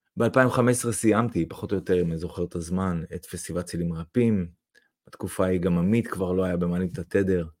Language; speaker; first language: Hebrew; non-native, fluent; Russian